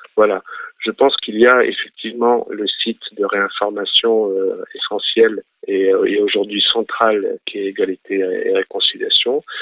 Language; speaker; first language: French; early bilingual, other home language; Arabic